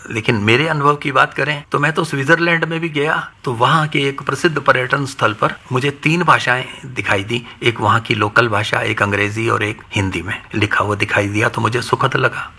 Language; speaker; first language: Hindi; non-native, local second language; Punjabi